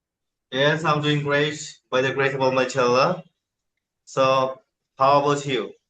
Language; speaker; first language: English; non-native, learner; Bangla